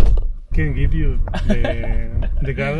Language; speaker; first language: English; non-native, learner; Spanish